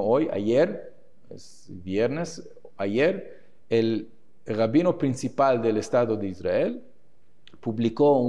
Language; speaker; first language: Spanish; non-native, fluent; Hebrew